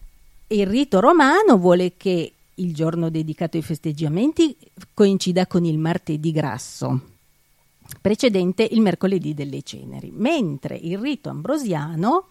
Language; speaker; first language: Italian; native; Italian